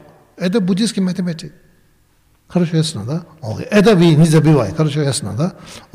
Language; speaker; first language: Russian; non-native, learner; Tibetan